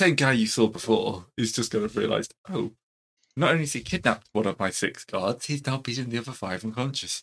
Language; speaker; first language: English; native; English